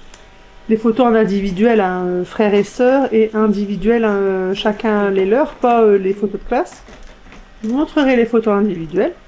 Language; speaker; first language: French; native; French